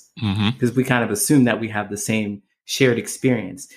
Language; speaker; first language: English; native; English